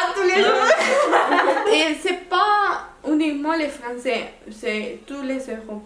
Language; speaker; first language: French; non-native, local second language; Spanish